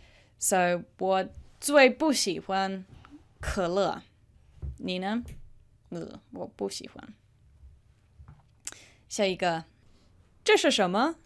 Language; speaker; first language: Chinese; non-native, fluent; English